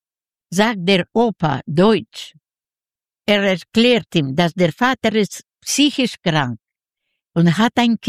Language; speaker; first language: German; non-native, learner; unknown